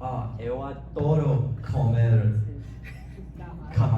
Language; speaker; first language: Portuguese; non-native, learner; English